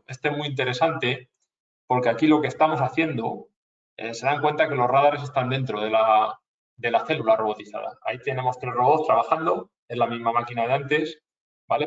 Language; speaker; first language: Spanish; native; Spanish